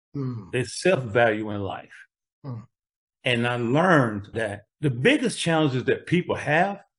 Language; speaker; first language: English; native; English